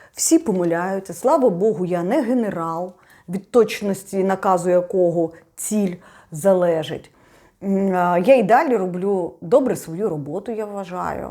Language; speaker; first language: Ukrainian; non-native, local second language; Russian